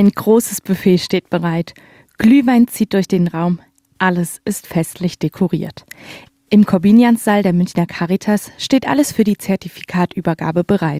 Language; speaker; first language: German; native; German